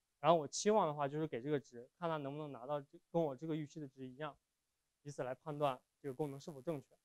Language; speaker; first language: Chinese; native; Chinese